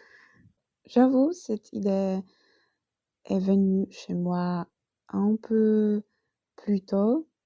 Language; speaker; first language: French; non-native, fluent; Polish